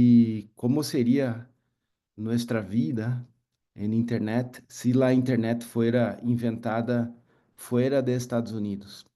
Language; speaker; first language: Spanish; non-native, learner; Portuguese